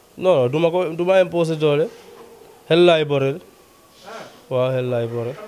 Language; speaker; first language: Wolof; non-native, local second language; Serer